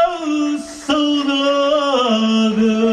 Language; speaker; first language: Portuguese; native; Portuguese